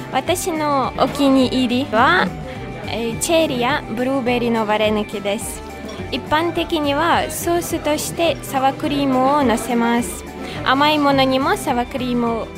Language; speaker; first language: Japanese; non-native, fluent; Ukrainian